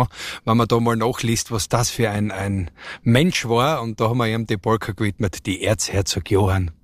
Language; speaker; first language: German; native; German